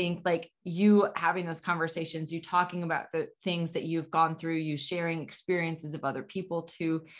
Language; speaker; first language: English; native; English